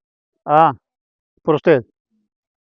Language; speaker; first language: Spanish; non-native, learner; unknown